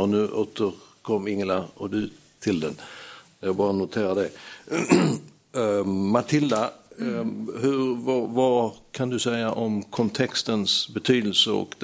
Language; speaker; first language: Swedish; native; Swedish